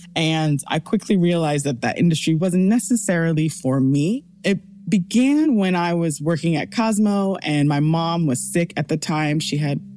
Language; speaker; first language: English; early bilingual, other home language; Yoruba